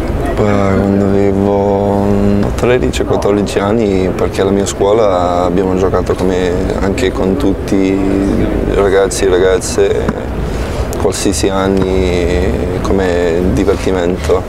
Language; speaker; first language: Italian; non-native, fluent; English